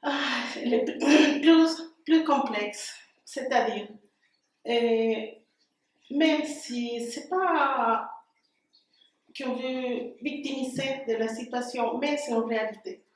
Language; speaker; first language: French; non-native, fluent; Spanish